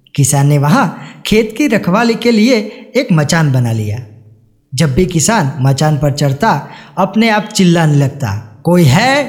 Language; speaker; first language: Hindi; non-native, local second language; Gujarati